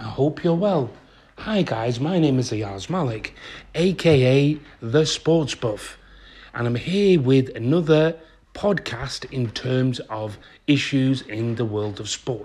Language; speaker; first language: English; native; English